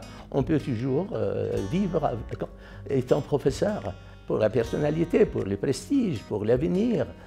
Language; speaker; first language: French; non-native, fluent; Arabic